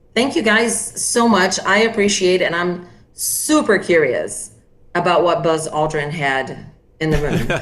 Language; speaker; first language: English; non-native, fluent; Portuguese